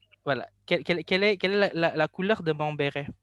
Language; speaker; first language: French; non-native, fluent; Indonesian